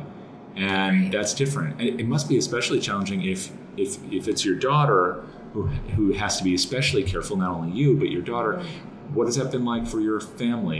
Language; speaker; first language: English; native; English